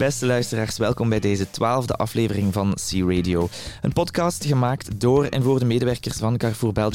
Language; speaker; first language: Dutch; native; Dutch